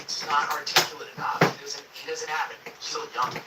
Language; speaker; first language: English; native; English